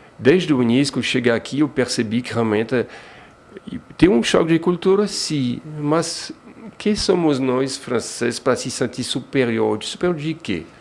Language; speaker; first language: Portuguese; non-native, fluent; French